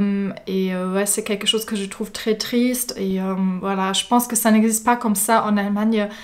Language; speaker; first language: French; non-native, fluent; German